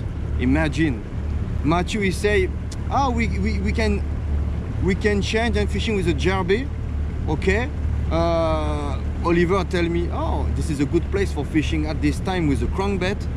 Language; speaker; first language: English; non-native, learner; French